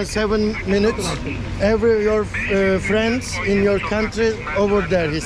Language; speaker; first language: English; non-native, learner; Turkish